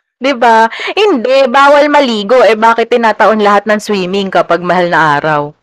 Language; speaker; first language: Filipino; native; Filipino